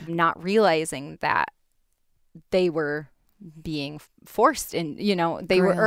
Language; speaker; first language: English; native; English